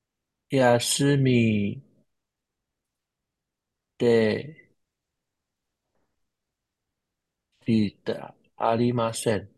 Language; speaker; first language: Japanese; non-native, learner; Chinese